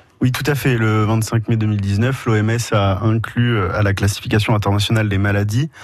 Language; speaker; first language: French; native; French